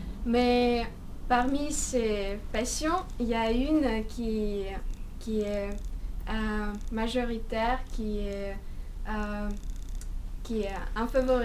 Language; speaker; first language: French; non-native, fluent; Russian